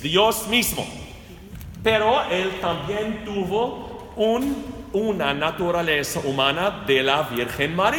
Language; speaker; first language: Spanish; non-native, fluent; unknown